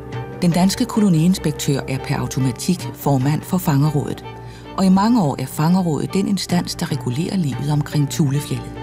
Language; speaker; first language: Danish; native; Danish